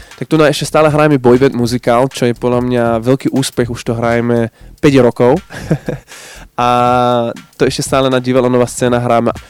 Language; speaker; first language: Slovak; non-native, fluent; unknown